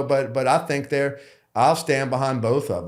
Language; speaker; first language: English; native; English